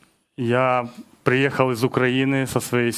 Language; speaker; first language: Polish; non-native, learner; Russian